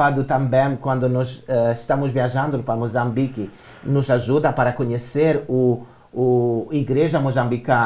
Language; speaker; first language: Portuguese; non-native, learner; Romanian